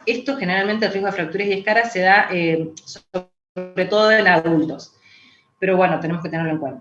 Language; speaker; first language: Spanish; native; Spanish